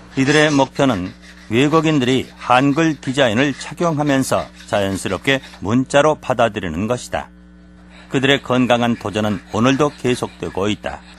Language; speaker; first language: Korean; native; Korean